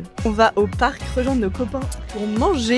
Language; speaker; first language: French; native; French